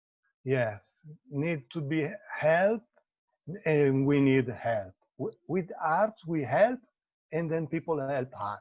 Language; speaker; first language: English; non-native, learner; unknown